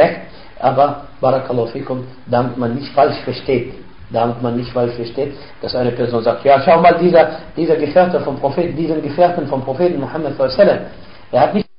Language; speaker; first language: German; non-native, fluent; Arabic